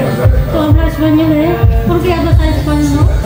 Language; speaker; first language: Spanish; non-native, learner; Filipino